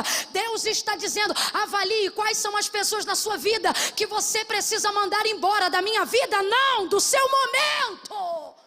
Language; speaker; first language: Portuguese; native; Portuguese